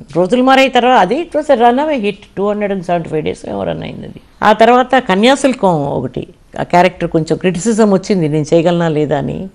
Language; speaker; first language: Telugu; non-native, local second language; English